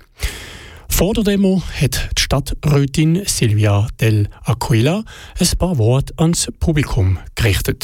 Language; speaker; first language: German; native; German